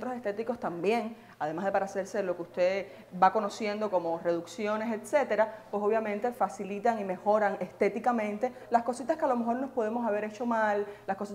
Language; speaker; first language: Spanish; native; Spanish